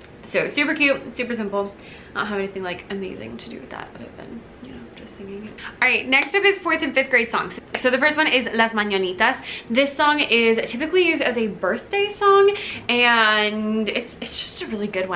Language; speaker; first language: English; native; English